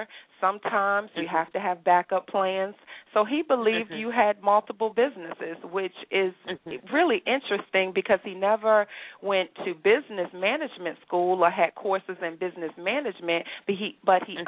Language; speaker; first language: English; native; English